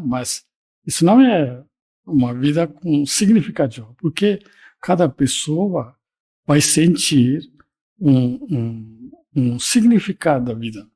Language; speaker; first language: Portuguese; non-native, fluent; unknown